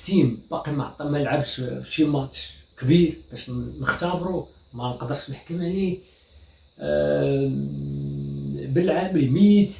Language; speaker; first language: Arabic; native; Arabic